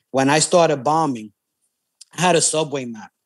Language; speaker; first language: English; native; English